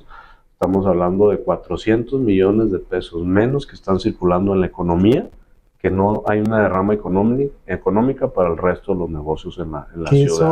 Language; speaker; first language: Spanish; native; Spanish